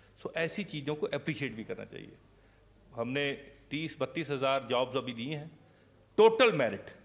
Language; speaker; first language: Hindi; non-native, local second language; Punjabi